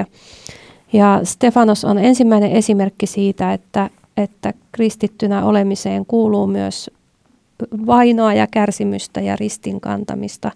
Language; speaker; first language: Finnish; native; Finnish